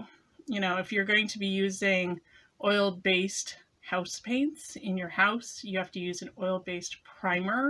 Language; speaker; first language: English; native; English